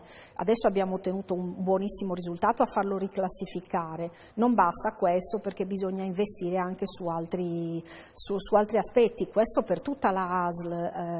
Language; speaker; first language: Italian; native; Italian